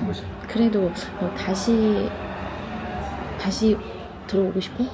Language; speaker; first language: Korean; non-native, learner; Chinese